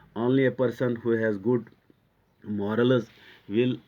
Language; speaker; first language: English; non-native, local second language; Urdu